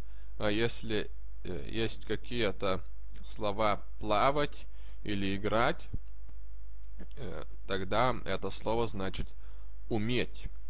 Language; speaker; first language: Russian; non-native, fluent; Lithuanian